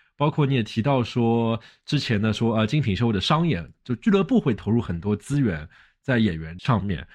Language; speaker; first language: Chinese; native; Chinese